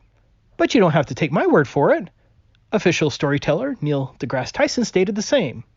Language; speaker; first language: English; native; English